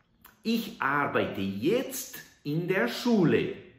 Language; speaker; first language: German; non-native, fluent; Portuguese